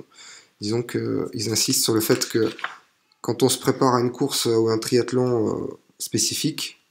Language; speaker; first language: French; native; French